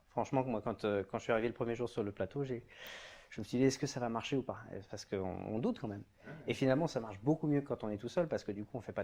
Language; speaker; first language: French; native; French